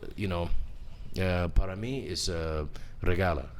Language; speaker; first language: Spanish; non-native, learner; English